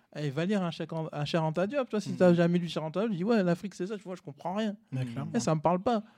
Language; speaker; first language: French; native; French